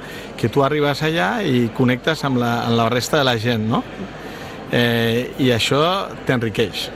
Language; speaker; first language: Catalan; non-native, local second language; Spanish